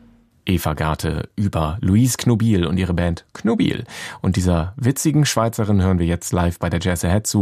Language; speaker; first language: German; native; German